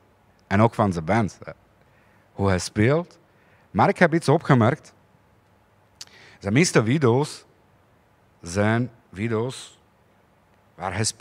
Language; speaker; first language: Dutch; non-native, fluent; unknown